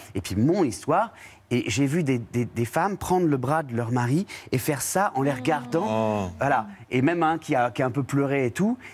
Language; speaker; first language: French; native; French